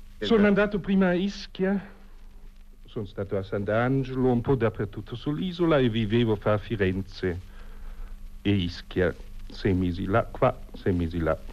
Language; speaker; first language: Italian; non-native, fluent; German